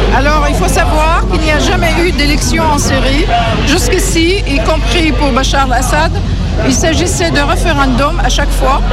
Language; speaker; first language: French; non-native, fluent; Kurdish